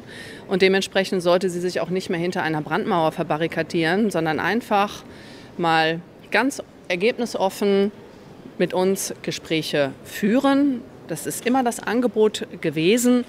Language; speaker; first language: German; native; German